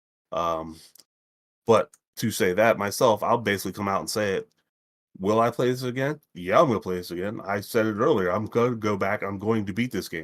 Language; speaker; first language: English; native; English